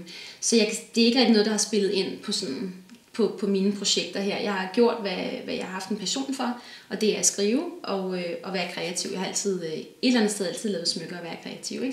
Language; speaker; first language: Danish; native; Danish